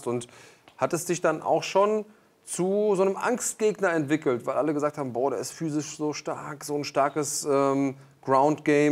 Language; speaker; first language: German; native; German